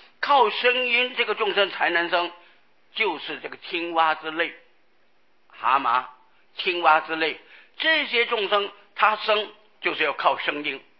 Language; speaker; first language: Chinese; non-native, local second language; Hakka Chinese